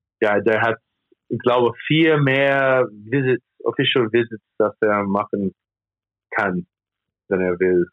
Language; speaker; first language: German; non-native, fluent; English